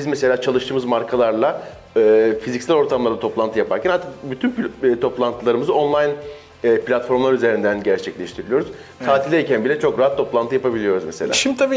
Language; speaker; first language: Turkish; native; Turkish